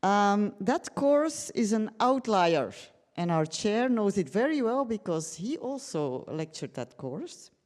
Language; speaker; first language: English; non-native, fluent; Dutch